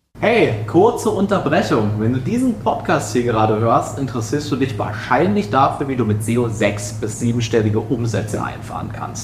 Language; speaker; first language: German; native; German